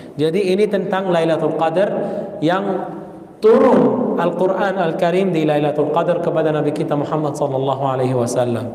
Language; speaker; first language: Indonesian; non-native, fluent; Arabic